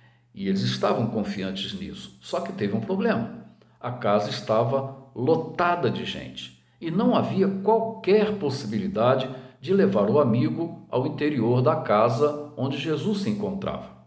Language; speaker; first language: Portuguese; native; Portuguese